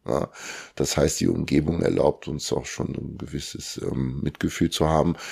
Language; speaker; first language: German; early bilingual, other home language; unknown